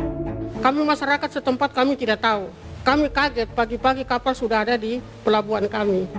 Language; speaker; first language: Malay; non-native, local second language; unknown